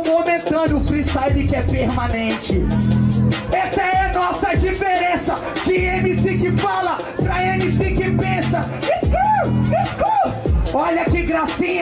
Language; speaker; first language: Portuguese; native; Portuguese